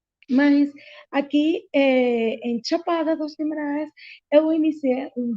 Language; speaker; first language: Portuguese; non-native, learner; Spanish